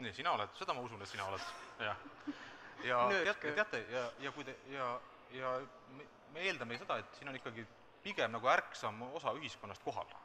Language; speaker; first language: Estonian; native; Estonian